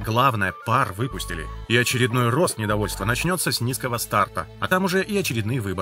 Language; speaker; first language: Russian; native; Russian